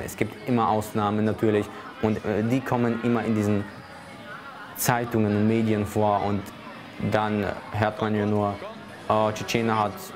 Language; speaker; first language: German; early bilingual, other home language; Chechen